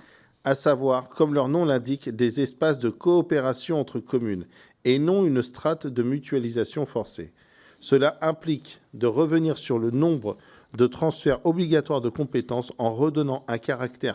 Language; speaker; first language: French; native; French